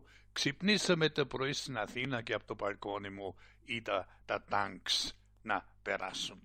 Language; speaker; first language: Greek; non-native, fluent; German